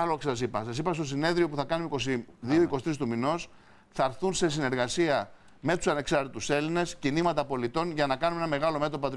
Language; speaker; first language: Greek; native; Greek